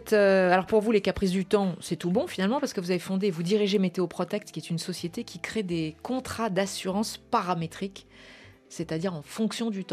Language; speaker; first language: French; native; French